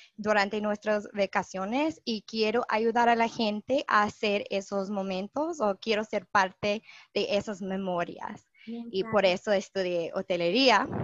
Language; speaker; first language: Spanish; non-native, fluent; English